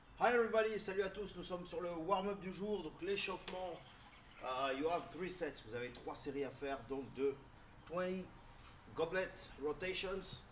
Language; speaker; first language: French; native; French